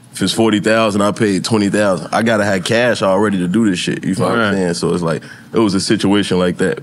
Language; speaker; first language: English; native; English